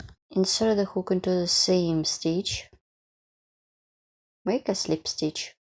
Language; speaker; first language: English; non-native, fluent; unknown